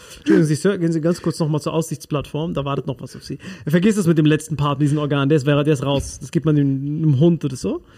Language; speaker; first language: German; non-native, fluent; Spanish